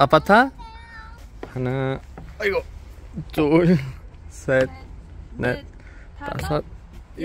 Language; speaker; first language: Korean; non-native, learner; Spanish